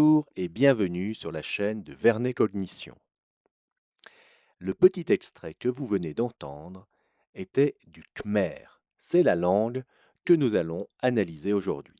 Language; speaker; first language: French; native; French